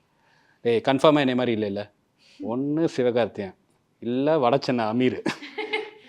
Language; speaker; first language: Tamil; native; Tamil